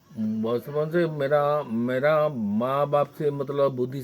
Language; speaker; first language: Hindi; non-native, local second language; Mizo